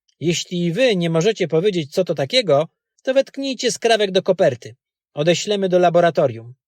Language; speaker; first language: Polish; native; Polish